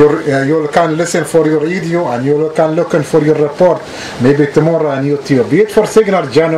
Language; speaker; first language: English; non-native, learner; Arabic